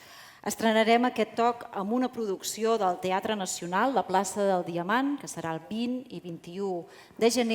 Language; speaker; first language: Catalan; native; Catalan